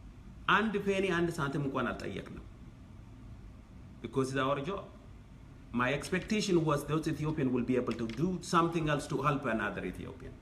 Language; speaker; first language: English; non-native, fluent; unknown